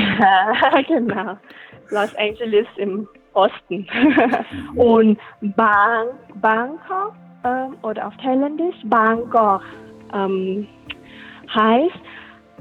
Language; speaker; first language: German; non-native, learner; Thai